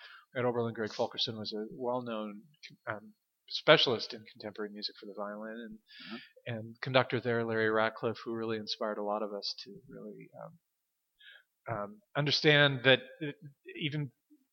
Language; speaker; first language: English; native; English